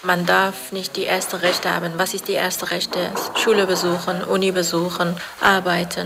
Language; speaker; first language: German; non-native, fluent; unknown